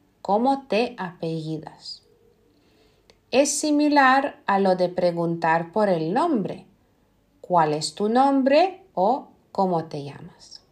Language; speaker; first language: Spanish; non-native, fluent; Lithuanian